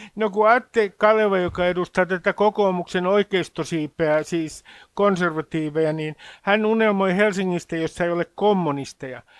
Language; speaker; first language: Finnish; native; Finnish